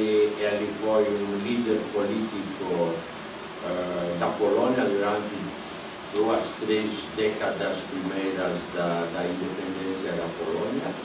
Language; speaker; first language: Portuguese; non-native, fluent; Polish